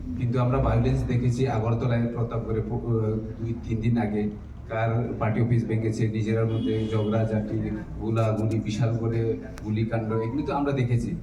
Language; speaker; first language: Bangla; non-native, local second language; Kok Borok